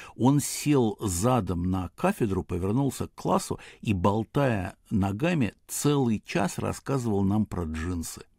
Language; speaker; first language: Russian; native; Russian